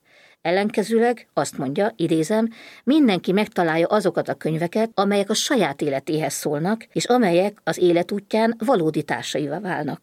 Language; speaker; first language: Hungarian; native; Hungarian